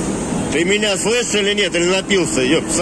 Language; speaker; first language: Russian; native; Russian